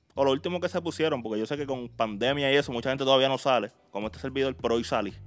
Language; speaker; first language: Spanish; native; Spanish